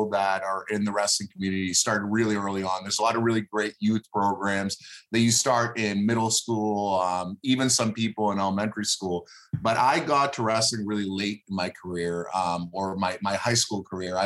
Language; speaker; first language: English; early bilingual, other home language; Hebrew